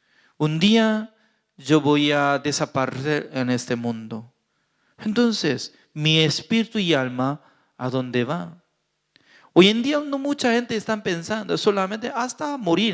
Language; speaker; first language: Spanish; non-native, fluent; Korean